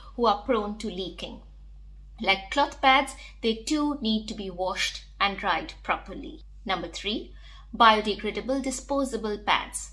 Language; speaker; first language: English; non-native, local second language; Bangla